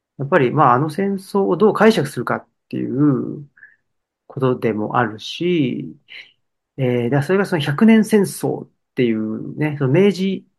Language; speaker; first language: Japanese; native; Japanese